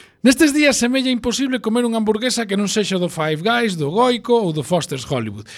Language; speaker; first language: Galician; native; Galician